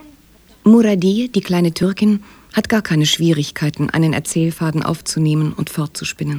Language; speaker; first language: German; native; German